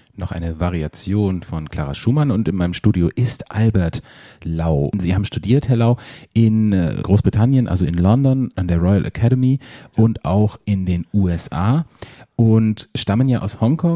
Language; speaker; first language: German; native; German